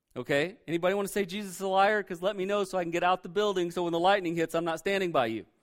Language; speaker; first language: English; native; English